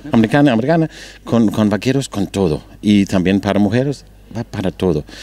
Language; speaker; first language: Spanish; non-native, learner; Danish